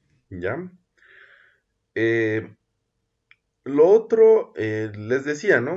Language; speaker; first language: Spanish; native; Spanish